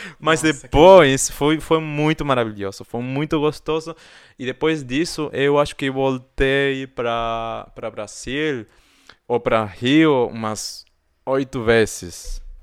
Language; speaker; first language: Portuguese; non-native, fluent; Spanish